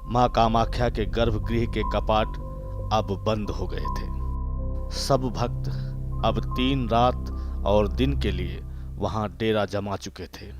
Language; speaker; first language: Hindi; native; Hindi